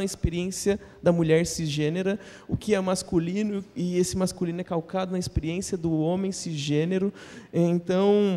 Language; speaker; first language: Portuguese; native; Portuguese